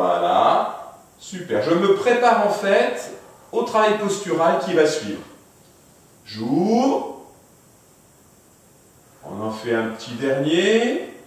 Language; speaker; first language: French; native; French